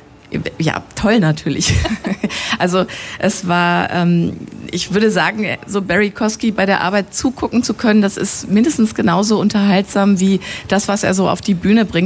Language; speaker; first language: German; native; German